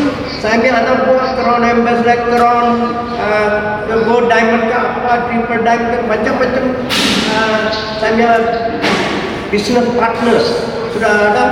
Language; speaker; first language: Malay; non-native, local second language; Tamil